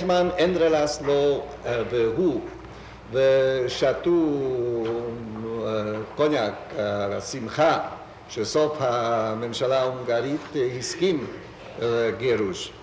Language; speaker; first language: Hebrew; non-native, fluent; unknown